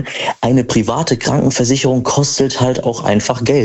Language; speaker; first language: German; native; German